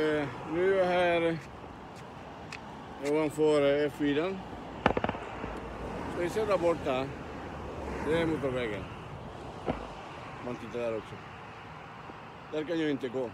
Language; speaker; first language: Swedish; non-native, learner; Spanish